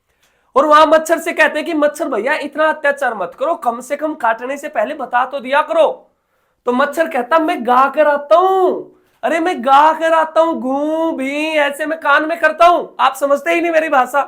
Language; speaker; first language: Hindi; native; Hindi